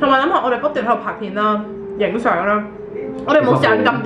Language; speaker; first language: Chinese; native; Chinese